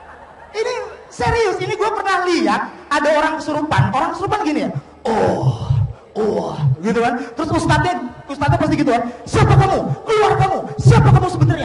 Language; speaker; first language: Indonesian; native; Indonesian